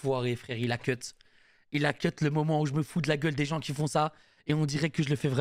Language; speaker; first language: French; native; French